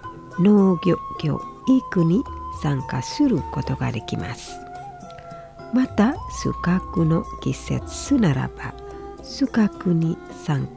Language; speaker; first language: Japanese; non-native, fluent; Indonesian